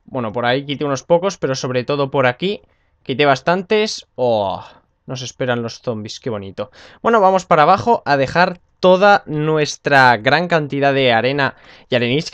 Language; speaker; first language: Spanish; native; Spanish